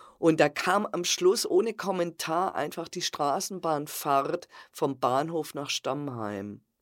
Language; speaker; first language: German; native; German